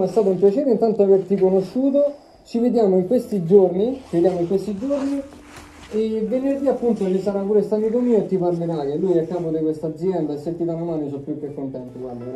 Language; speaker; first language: Italian; native; Italian